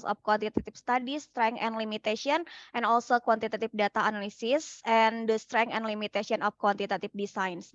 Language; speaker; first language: English; non-native, fluent; Indonesian